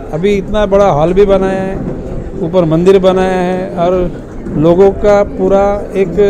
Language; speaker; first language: Hindi; non-native, local second language; Marathi